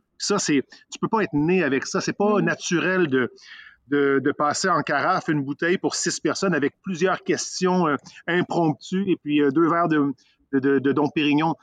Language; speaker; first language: French; native; French